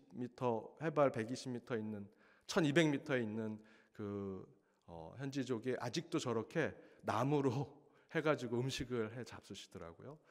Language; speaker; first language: Korean; native; Korean